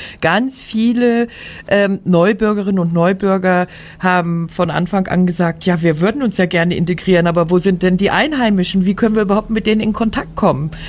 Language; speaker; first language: German; native; German